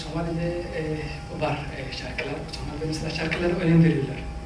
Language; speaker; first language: Turkish; non-native, fluent; Somali